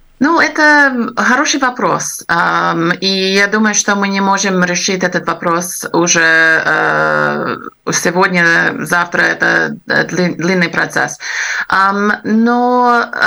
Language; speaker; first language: Russian; non-native, fluent; English